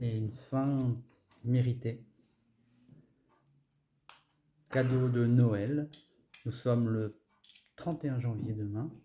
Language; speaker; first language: French; native; French